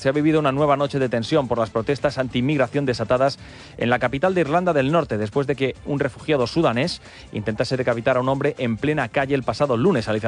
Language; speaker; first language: Spanish; native; Spanish